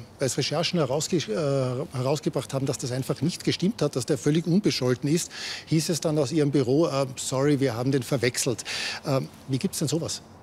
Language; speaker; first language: German; native; German